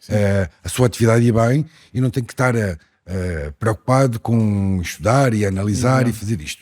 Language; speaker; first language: Portuguese; native; Portuguese